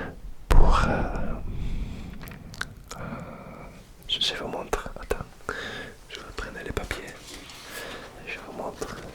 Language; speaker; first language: French; non-native, learner; Russian